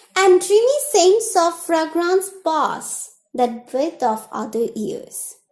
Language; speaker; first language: English; non-native, local second language; Bangla